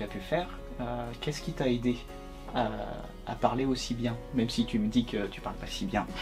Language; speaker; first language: French; native; French